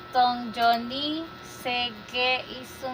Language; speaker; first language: Korean; non-native, learner; Filipino